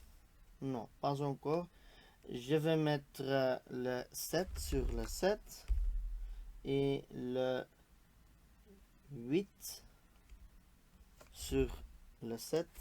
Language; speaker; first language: French; non-native, local second language; Dutch